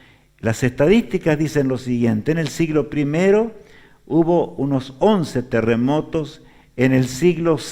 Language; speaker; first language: Spanish; native; Spanish